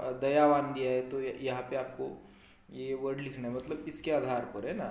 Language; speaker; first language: Hindi; non-native, local second language; Marathi